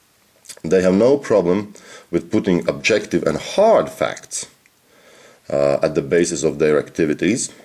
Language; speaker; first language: English; non-native, fluent; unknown